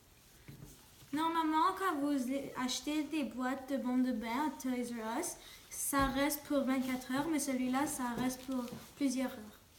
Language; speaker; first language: French; non-native, local second language; English